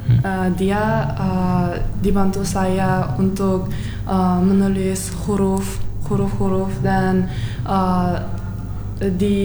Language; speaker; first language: Indonesian; non-native, learner; Turkmen